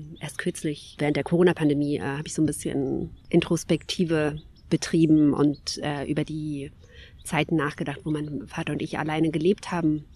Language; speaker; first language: German; early bilingual, other home language; Kabyle